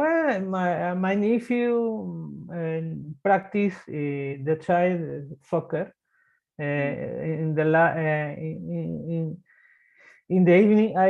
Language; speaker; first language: English; non-native, learner; Spanish